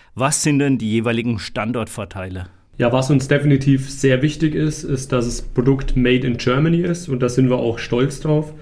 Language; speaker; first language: German; native; German